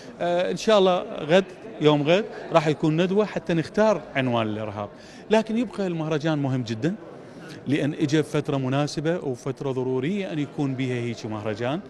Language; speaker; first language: Arabic; native; Arabic